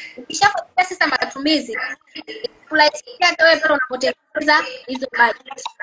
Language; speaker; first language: Swahili; native; Swahili